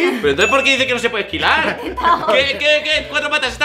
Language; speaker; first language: Spanish; native; Spanish